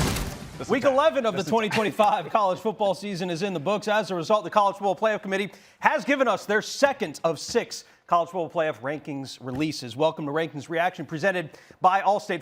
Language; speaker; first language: English; native; English